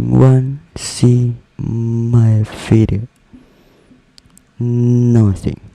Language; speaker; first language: English; non-native, learner; Indonesian